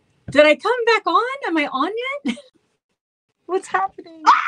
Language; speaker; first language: English; native; English